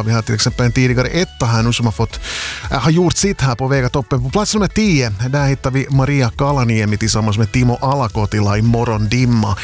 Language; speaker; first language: Swedish; native; Swedish